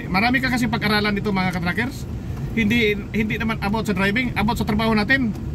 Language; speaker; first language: Filipino; non-native, local second language; Cebuano